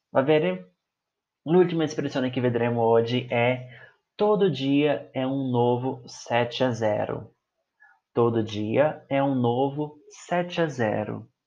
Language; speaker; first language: Italian; non-native, fluent; Portuguese